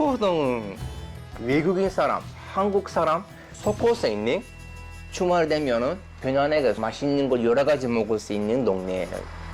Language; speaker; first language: Korean; non-native, learner; Turkish